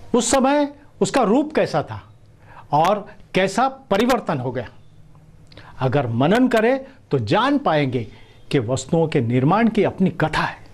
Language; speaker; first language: Hindi; non-native, local second language; Marathi